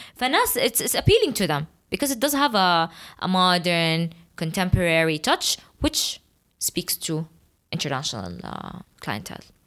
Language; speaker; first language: English; non-native, fluent; Arabic